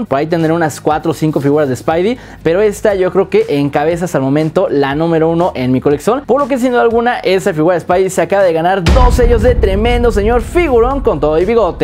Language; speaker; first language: Spanish; native; Spanish